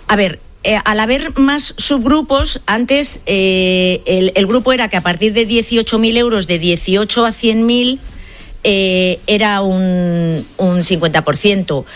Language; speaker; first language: Spanish; native; Spanish